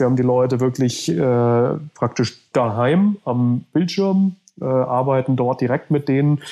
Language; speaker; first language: German; native; German